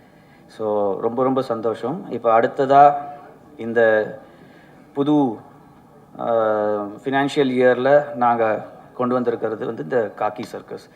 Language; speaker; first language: Tamil; native; Tamil